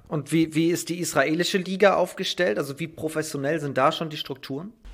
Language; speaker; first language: German; native; German